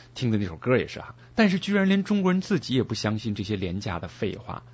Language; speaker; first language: Chinese; native; Chinese